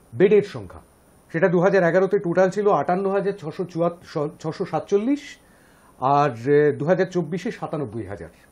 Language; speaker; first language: Bangla; native; Bangla